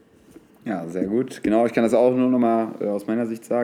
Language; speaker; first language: German; native; German